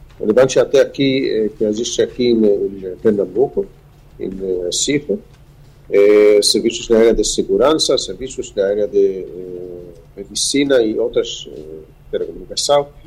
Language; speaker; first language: Portuguese; non-native, fluent; Hebrew